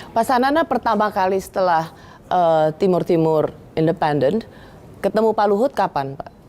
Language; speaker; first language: Indonesian; native; Indonesian